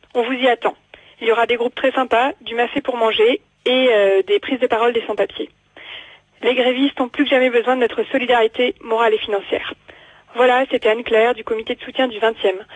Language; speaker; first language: French; native; French